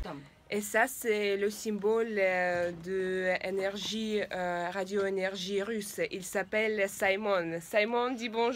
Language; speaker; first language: French; non-native, fluent; Russian